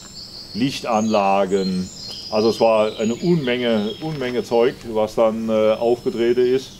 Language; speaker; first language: German; native; German